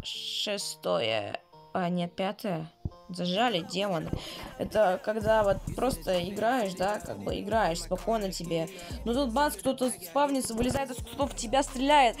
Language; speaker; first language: Russian; native; Russian